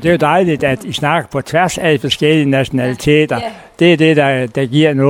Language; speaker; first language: Danish; native; Danish